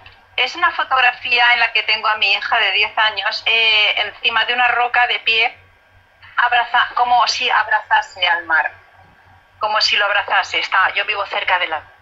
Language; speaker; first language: Spanish; native; Spanish